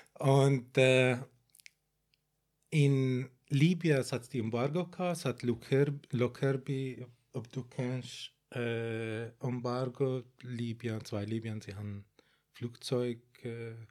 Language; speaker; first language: German; non-native, fluent; Arabic